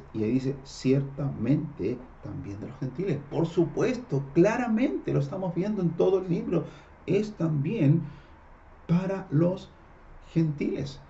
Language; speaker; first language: Spanish; native; Spanish